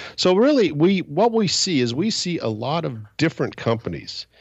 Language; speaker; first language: English; native; English